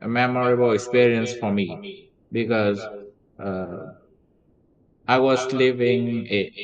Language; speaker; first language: English; non-native, learner; Vietnamese